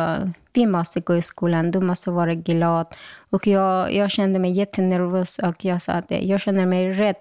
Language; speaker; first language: Swedish; non-native, local second language; Persian